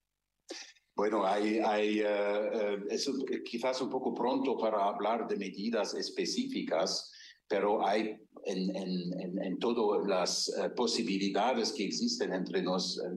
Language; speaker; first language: Spanish; non-native, fluent; German